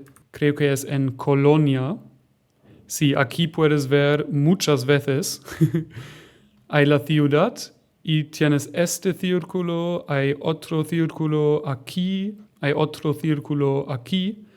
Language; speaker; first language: Spanish; non-native, fluent; German